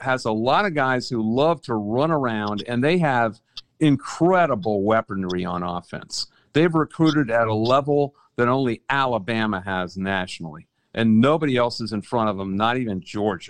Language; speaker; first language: English; native; English